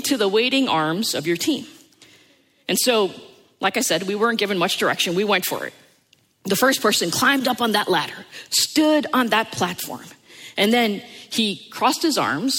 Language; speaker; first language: English; native; English